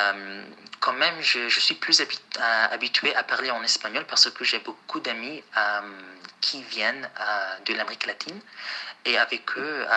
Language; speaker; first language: French; non-native, fluent; Arabic